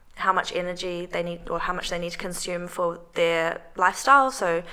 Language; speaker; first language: English; native; English